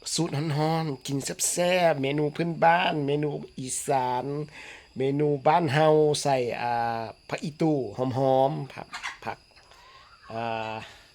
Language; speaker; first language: Thai; non-native, local second language; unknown